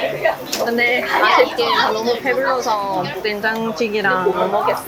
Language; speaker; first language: Korean; non-native, fluent; Swedish